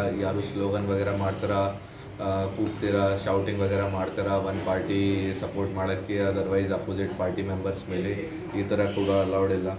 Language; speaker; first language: Kannada; non-native, learner; Hindi